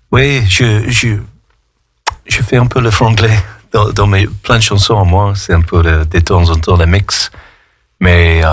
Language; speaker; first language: French; non-native, fluent; English